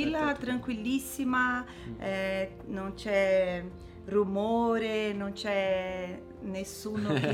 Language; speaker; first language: Italian; non-native, learner; Portuguese